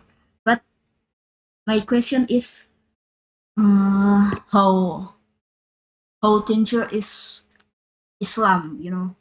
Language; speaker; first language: English; non-native, learner; Indonesian